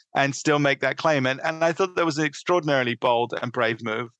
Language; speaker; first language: English; native; English